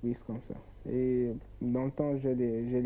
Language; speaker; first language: French; non-native, learner; Arabic